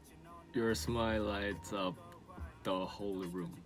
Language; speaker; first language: English; non-native, learner; Korean